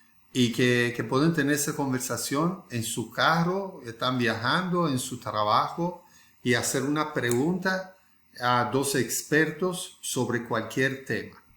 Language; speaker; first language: Spanish; non-native, fluent; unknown